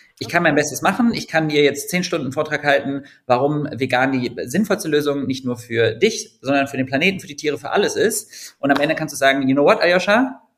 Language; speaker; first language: German; native; German